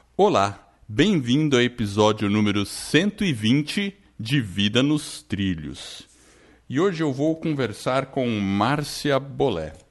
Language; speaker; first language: Portuguese; non-native, fluent; English